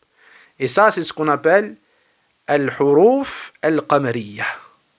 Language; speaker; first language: French; native; French